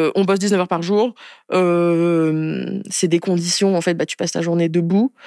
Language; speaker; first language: French; native; French